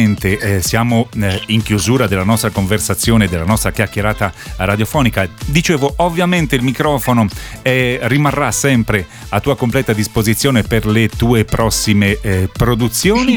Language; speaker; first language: Italian; native; Italian